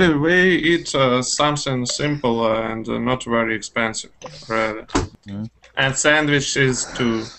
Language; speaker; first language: English; non-native, fluent; Russian